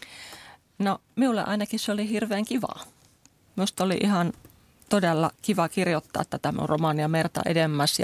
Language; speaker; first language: Finnish; native; Finnish